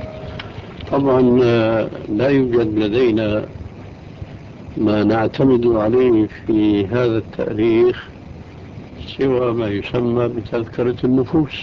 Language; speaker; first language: Arabic; native; Arabic